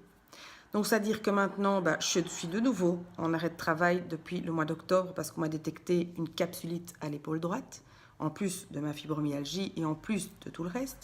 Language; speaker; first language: French; native; French